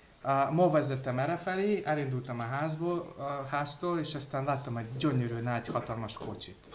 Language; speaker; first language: Hungarian; non-native, learner; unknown